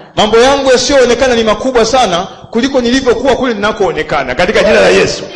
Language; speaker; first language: Swahili; native; Swahili